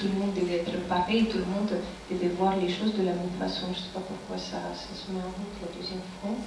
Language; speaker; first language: French; non-native, fluent; Russian